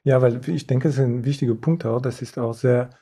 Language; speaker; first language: German; non-native, fluent; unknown